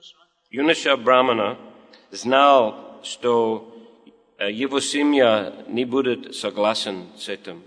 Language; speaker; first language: Russian; non-native, fluent; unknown